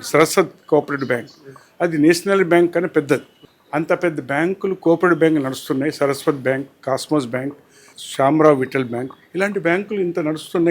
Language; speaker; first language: Telugu; native; Telugu